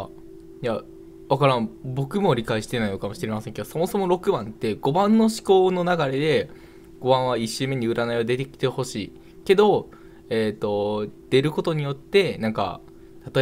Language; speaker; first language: Japanese; native; Japanese